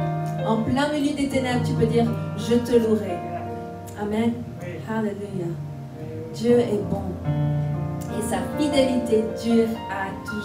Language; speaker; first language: French; native; French